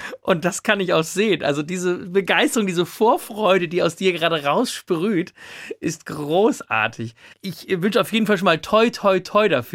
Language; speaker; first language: German; native; German